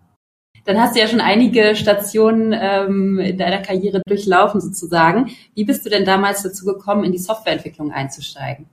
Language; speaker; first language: German; native; German